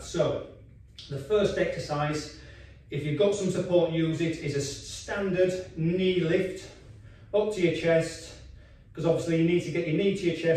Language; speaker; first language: English; native; English